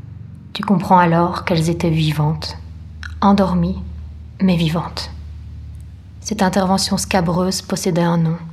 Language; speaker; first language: French; native; French